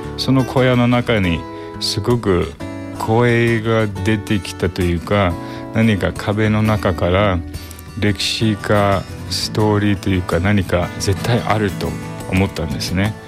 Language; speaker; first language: Japanese; non-native, fluent; English